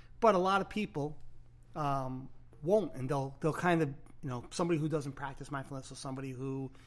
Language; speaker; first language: English; native; English